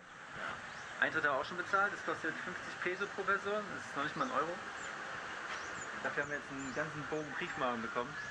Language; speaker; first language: German; native; German